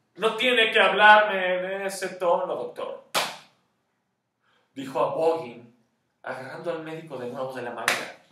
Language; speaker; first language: Spanish; native; Spanish